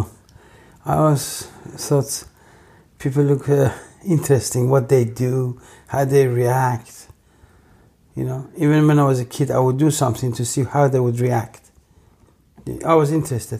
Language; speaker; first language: English; non-native, fluent; Persian